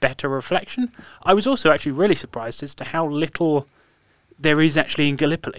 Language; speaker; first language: English; native; English